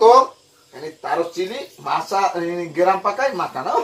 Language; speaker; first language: Indonesian; non-native, learner; Bangla